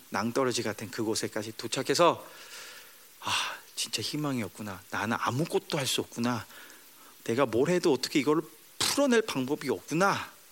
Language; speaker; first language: Korean; early bilingual, heritage; Korean